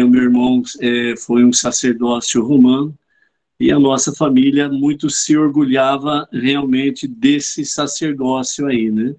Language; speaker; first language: Portuguese; native; Portuguese